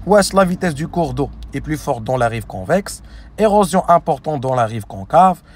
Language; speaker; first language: French; non-native, local second language; Arabic